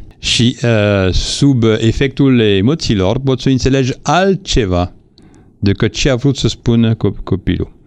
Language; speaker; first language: Romanian; non-native, fluent; French